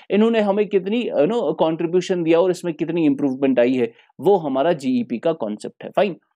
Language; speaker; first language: Hindi; non-native, local second language; Kashmiri